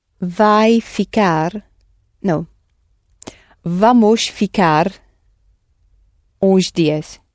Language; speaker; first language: Portuguese; non-native, learner; English